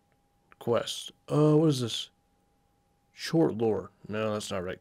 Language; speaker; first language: English; native; English